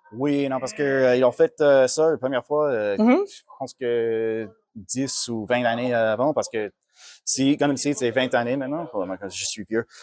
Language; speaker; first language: French; non-native, local second language; English